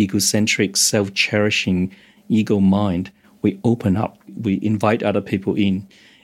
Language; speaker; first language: English; non-native, local second language; Cantonese